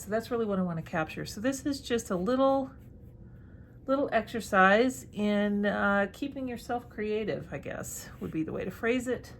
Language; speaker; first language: English; native; English